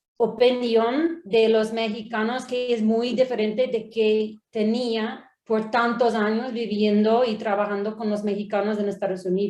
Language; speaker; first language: Spanish; non-native, learner; English